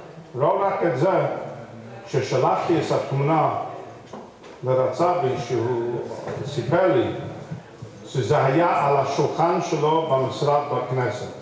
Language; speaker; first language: Hebrew; non-native, fluent; English